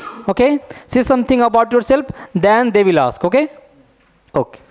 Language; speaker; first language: English; non-native, fluent; Hindi